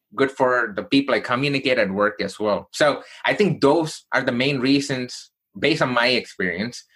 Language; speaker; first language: English; non-native, local second language; Tamil